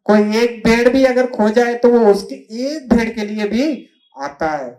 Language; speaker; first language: Hindi; non-native, local second language; Telugu